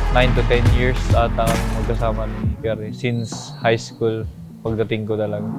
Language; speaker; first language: Filipino; non-native, local second language; Cebuano